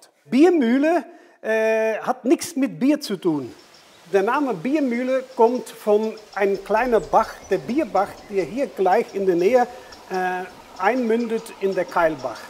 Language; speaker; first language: German; non-native, fluent; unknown